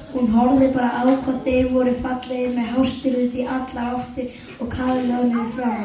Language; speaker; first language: Icelandic; native; Icelandic